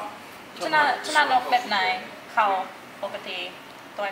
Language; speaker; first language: Thai; non-native, fluent; English